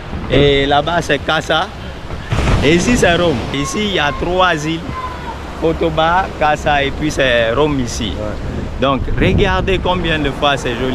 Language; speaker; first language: French; non-native, local second language; Susu